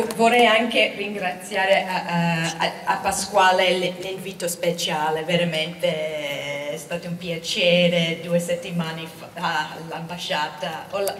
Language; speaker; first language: Italian; non-native, fluent; English